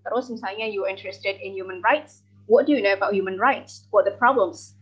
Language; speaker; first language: English; non-native, fluent; Indonesian